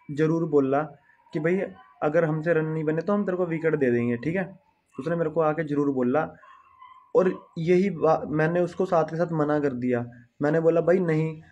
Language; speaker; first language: Hindi; non-native, local second language; Punjabi